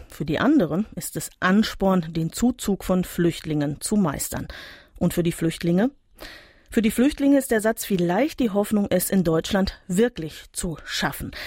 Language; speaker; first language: German; native; German